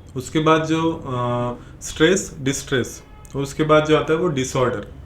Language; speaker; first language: Hindi; non-native, local second language; Marathi